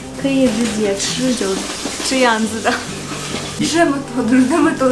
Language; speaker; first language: Chinese; non-native, fluent; Russian